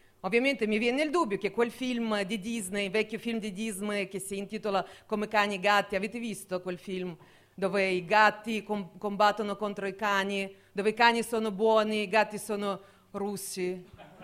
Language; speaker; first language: Italian; non-native, fluent; Russian